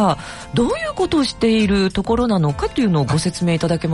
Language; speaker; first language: Japanese; native; Japanese